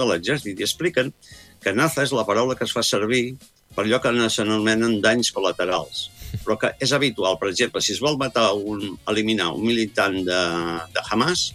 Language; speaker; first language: Catalan; native; Catalan